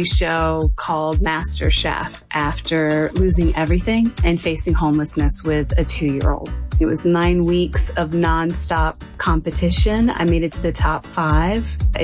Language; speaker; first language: English; non-native, fluent; Spanish